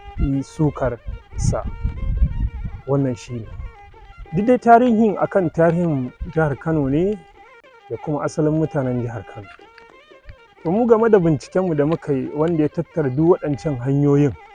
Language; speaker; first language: Hausa; native; Hausa